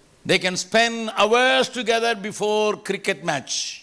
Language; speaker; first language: English; non-native, local second language; Tamil